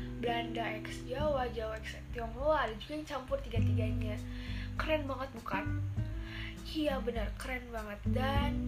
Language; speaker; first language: Indonesian; native; Indonesian